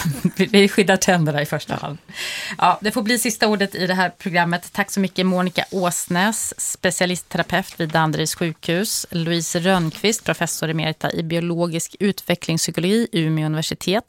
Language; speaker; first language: Swedish; native; Swedish